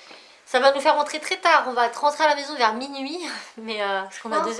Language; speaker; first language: French; native; French